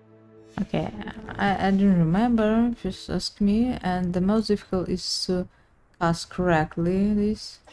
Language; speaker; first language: English; non-native, learner; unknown